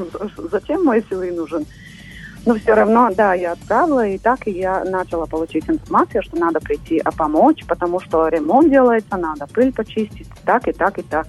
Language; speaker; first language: Russian; non-native, local second language; Latvian